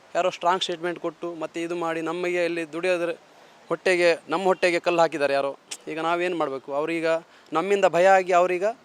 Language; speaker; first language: Kannada; non-native, local second language; Lambadi